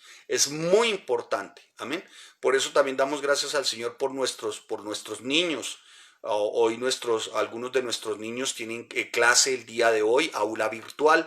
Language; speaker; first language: Spanish; native; Spanish